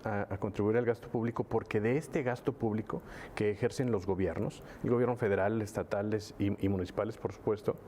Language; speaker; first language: Spanish; native; Spanish